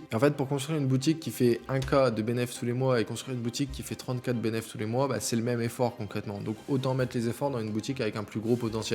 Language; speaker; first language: French; native; French